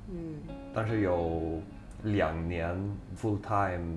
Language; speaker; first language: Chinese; non-native, fluent; Swedish